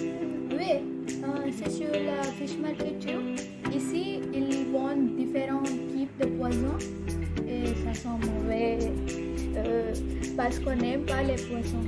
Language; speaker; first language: French; non-native, fluent; Konkani